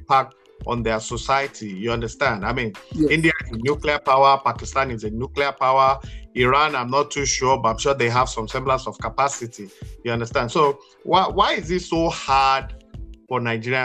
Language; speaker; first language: English; non-native, local second language; Yoruba